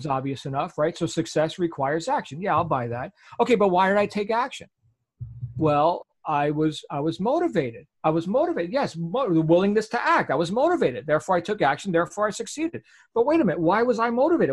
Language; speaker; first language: English; native; English